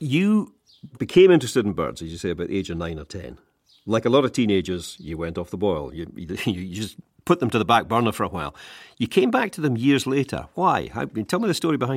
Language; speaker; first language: English; native; English